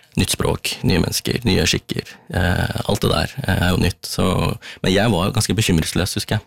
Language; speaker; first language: Norwegian; early bilingual, other home language; Tamil